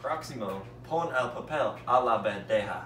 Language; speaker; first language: Spanish; non-native, learner; English